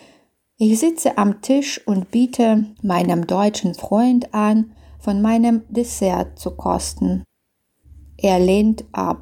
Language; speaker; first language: German; non-native, fluent; Belarusian